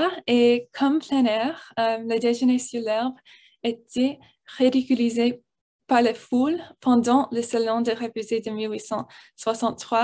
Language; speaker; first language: French; non-native, learner; English